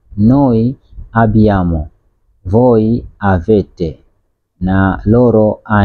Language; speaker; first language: Italian; non-native, learner; Swahili